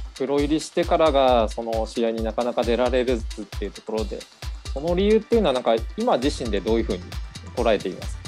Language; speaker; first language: Japanese; native; Japanese